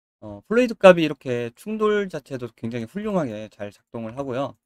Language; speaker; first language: Korean; native; Korean